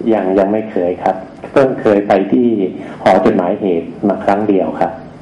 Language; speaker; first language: Thai; native; Thai